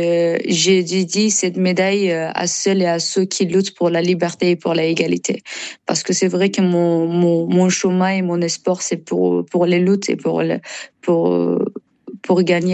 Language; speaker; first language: French; non-native, learner; Persian